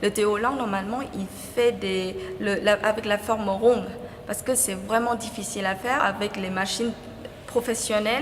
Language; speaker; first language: French; non-native, fluent; Vietnamese